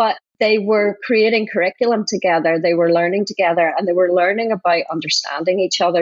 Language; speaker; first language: English; native; English